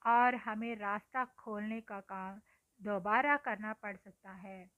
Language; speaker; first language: Hindi; non-native, local second language; Telugu